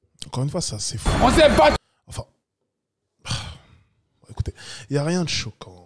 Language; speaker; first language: French; native; French